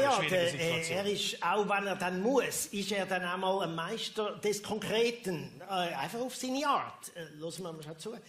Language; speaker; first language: German; native; German